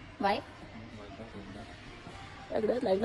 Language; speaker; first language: English; non-native, learner; Filipino